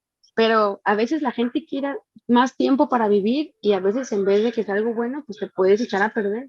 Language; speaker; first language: Spanish; native; Spanish